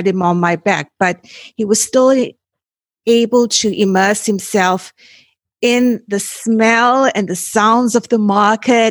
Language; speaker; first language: English; native; English